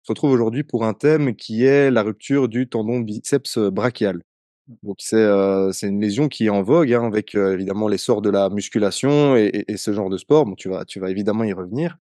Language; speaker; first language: French; native; French